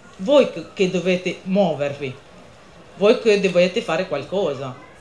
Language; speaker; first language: Italian; non-native, fluent; Arabic